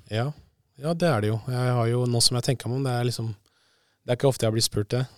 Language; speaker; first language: Norwegian; early bilingual, other home language; Spanish